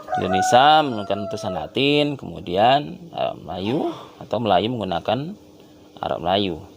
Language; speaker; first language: Indonesian; native; Indonesian